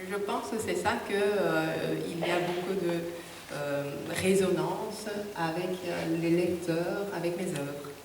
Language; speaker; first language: French; non-native, fluent; Korean